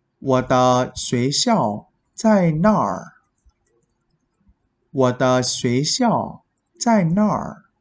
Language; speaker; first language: Chinese; non-native, fluent; Vietnamese